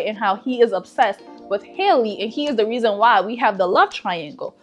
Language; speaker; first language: English; native; English